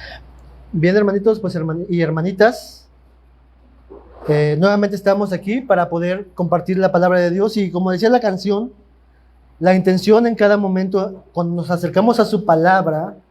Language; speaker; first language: Spanish; native; Spanish